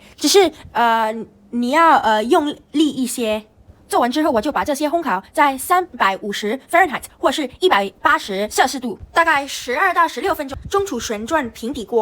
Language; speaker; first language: Chinese; non-native, learner; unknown